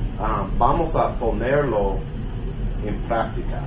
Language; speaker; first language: Spanish; non-native, learner; English